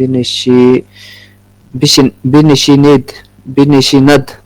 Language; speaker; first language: Persian; non-native, learner; Urdu